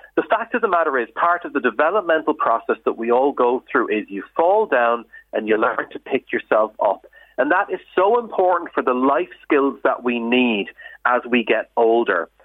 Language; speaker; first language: English; native; English